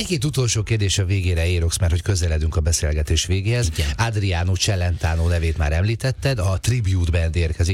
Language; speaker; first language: Hungarian; native; Hungarian